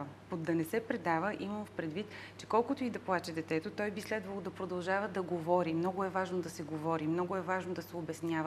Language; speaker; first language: Bulgarian; native; Bulgarian